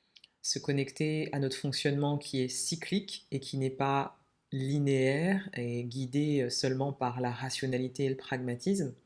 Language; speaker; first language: French; native; French